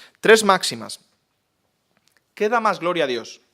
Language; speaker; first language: Spanish; native; Spanish